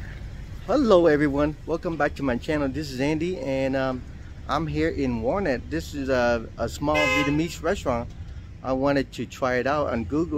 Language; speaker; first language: English; non-native, fluent; Vietnamese